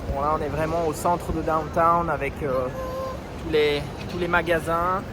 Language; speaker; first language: French; native; French